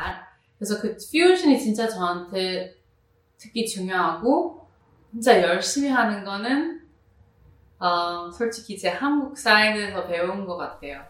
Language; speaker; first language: Korean; early bilingual, heritage; Korean